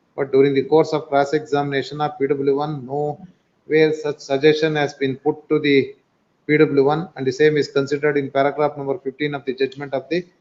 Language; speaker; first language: English; non-native, local second language; Kannada